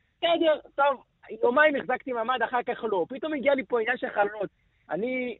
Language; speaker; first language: Hebrew; non-native, local second language; Yiddish